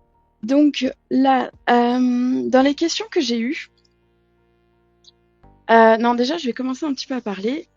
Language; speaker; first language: French; native; French